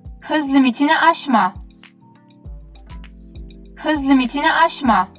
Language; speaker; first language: Turkish; non-native, fluent; Uzbek